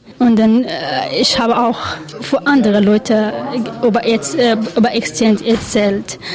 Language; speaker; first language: German; non-native, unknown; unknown